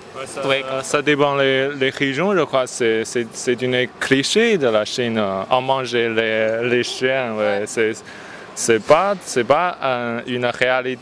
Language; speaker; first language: French; non-native, learner; Chinese